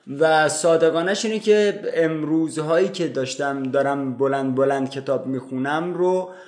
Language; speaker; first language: Persian; native; Persian